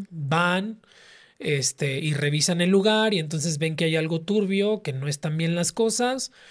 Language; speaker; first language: Spanish; native; Spanish